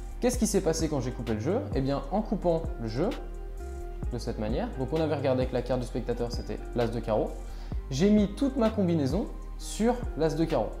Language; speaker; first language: French; native; French